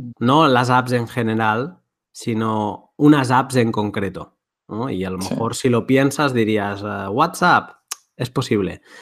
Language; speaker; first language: Spanish; native; Spanish